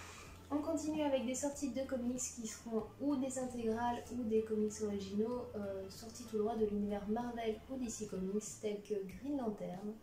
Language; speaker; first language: French; native; French